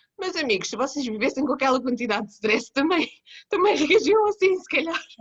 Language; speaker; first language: Portuguese; native; Portuguese